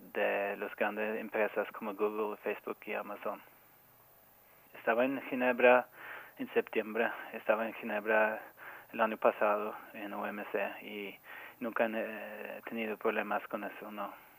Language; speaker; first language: Spanish; non-native, fluent; Norwegian